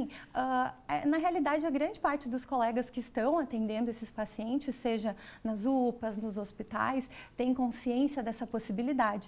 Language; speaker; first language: Portuguese; native; Portuguese